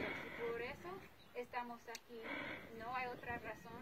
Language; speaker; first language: Spanish; non-native, fluent; English